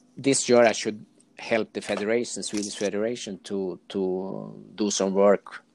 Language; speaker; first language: English; non-native, fluent; Swedish